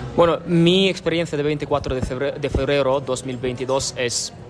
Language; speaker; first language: Spanish; non-native, fluent; Ukrainian